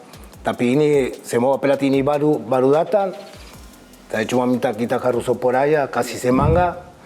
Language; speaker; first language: Indonesian; non-native, fluent; Spanish